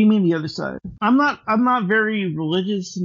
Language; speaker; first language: English; native; English